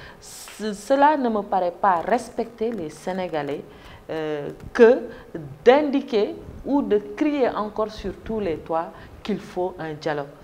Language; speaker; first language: French; non-native, local second language; Wolof